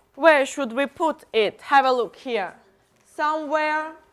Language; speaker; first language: English; non-native, fluent; Russian